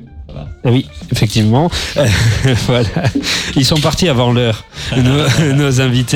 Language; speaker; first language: French; native; French